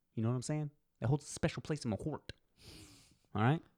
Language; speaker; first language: English; early bilingual, other home language; Polish